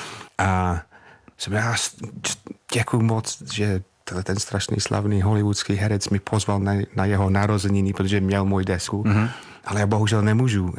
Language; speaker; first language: Czech; non-native, fluent; English